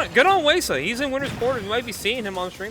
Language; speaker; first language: English; native; English